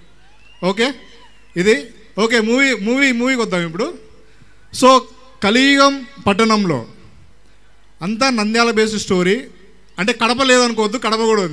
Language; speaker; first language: Telugu; native; Telugu